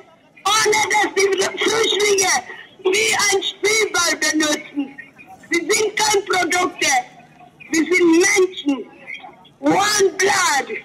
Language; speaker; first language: German; non-native, learner; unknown